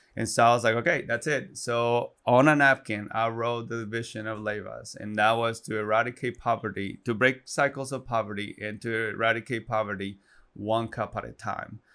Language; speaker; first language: English; non-native, fluent; Spanish